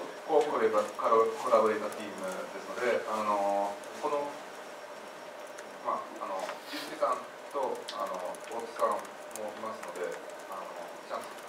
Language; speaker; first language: Japanese; non-native, fluent; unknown